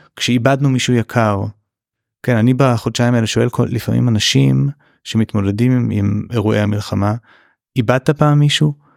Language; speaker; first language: Hebrew; native; Hebrew